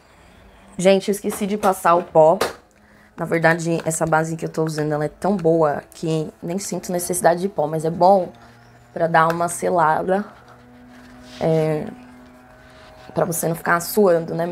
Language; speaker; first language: Portuguese; native; Portuguese